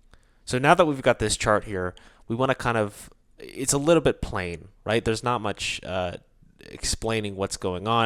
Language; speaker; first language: English; native; English